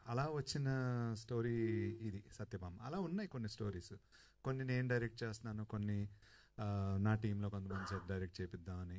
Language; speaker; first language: Telugu; native; Telugu